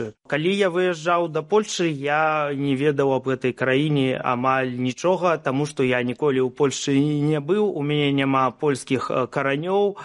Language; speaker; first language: Belarusian; non-native, local second language; Russian